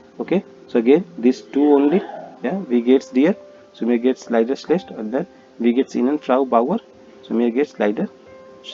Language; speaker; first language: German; non-native, fluent; Hindi